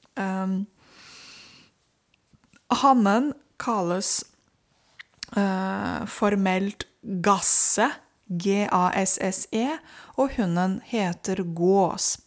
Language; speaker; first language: Norwegian; non-native, fluent; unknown